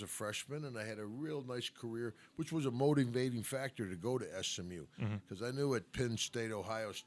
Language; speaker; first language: English; native; English